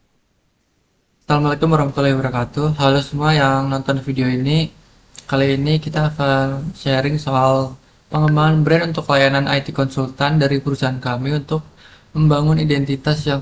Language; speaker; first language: Indonesian; native; Indonesian